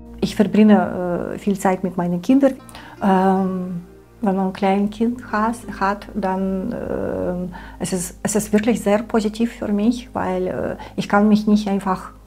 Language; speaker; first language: German; non-native, learner; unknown